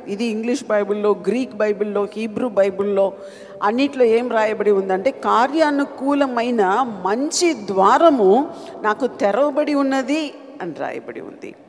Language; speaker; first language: Telugu; non-native, fluent; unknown